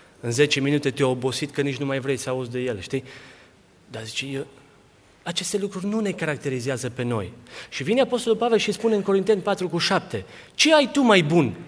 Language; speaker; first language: Romanian; native; Romanian